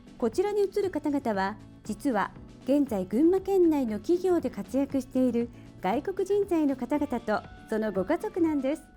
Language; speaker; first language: Japanese; native; Japanese